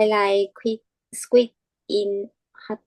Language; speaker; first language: English; non-native, learner; Vietnamese